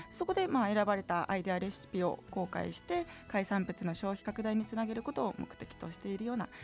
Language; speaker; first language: Japanese; native; Japanese